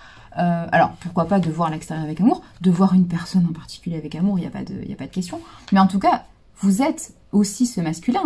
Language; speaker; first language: French; native; French